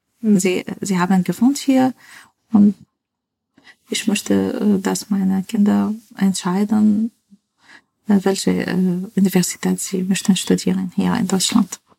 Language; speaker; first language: German; non-native, learner; Arabic